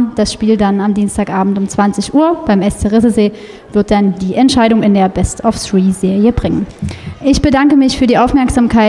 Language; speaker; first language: German; native; German